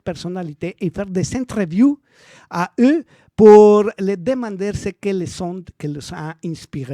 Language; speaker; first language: French; non-native, learner; Spanish